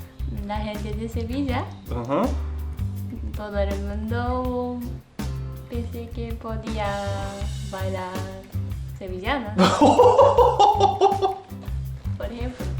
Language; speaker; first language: Spanish; non-native, learner; Japanese